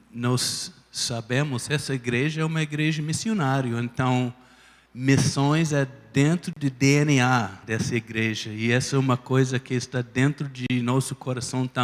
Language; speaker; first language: Portuguese; non-native, fluent; English